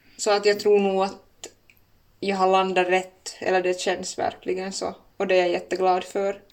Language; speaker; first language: Swedish; native; Swedish